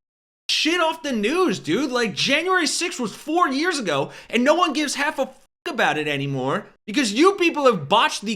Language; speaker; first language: English; native; English